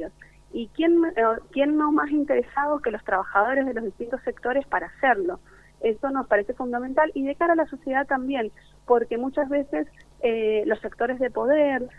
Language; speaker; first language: Spanish; native; Spanish